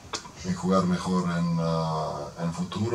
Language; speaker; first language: Spanish; non-native, fluent; Croatian